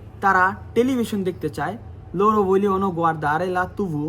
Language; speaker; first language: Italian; non-native, fluent; Bangla